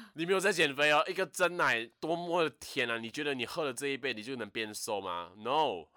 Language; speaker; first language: Chinese; native; Chinese